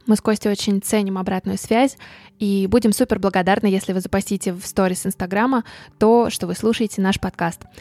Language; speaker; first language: Russian; native; Russian